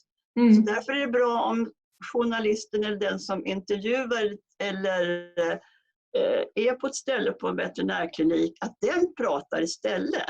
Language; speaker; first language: Swedish; native; Swedish